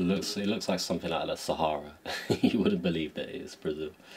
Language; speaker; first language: English; native; English